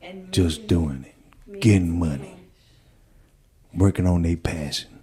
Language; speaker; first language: English; early bilingual, other home language; Spanish